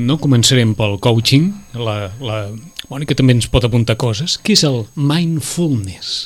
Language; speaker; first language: Catalan; native; Catalan